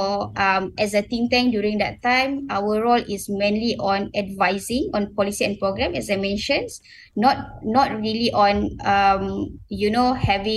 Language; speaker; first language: English; non-native, local second language; Malay